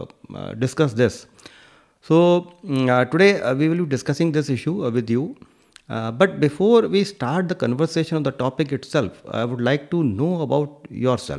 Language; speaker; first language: English; non-native, local second language; Hindi